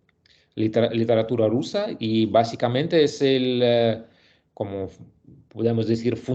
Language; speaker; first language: Spanish; non-native, learner; Russian